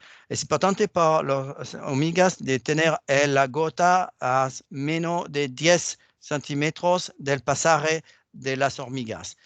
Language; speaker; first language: Spanish; non-native, fluent; French